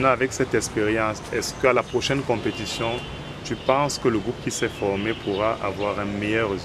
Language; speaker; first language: French; native; French